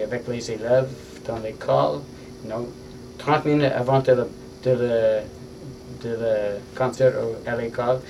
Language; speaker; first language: French; non-native, learner; English